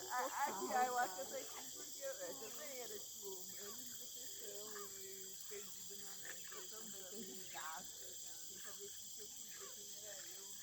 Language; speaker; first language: Portuguese; non-native, learner; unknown